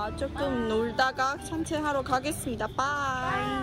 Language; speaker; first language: Korean; non-native, learner; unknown